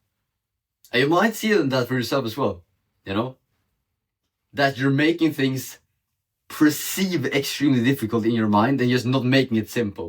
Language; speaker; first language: English; non-native, fluent; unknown